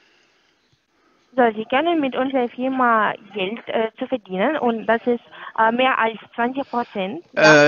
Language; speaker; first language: German; non-native, learner; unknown